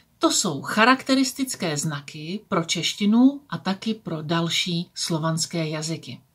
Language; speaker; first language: Czech; native; Czech